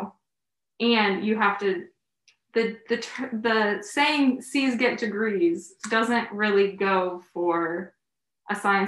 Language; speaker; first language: English; native; English